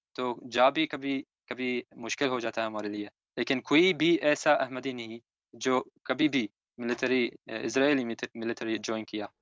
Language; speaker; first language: Urdu; early bilingual, heritage; Urdu